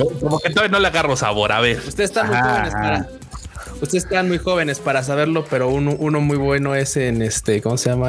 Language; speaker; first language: Spanish; native; Spanish